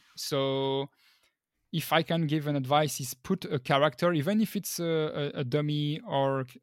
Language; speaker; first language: English; non-native, fluent; French